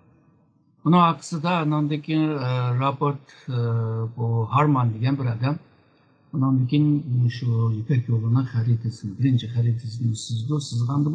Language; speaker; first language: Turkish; non-native, learner; Uyghur